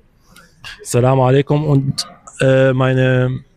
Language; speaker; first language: German; non-native, learner; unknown